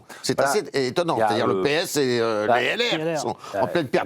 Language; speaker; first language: French; native; French